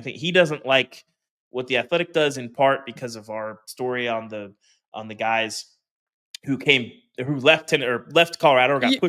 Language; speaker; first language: English; native; English